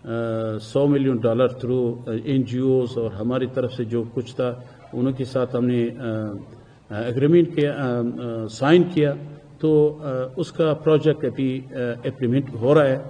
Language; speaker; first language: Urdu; non-native, fluent; Persian